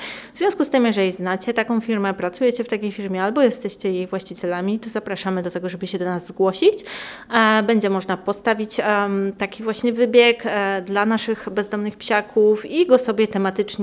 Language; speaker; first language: Polish; native; Polish